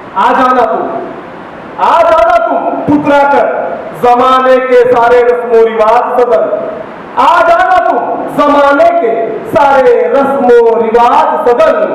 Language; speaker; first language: Hindi; non-native, local second language; Marathi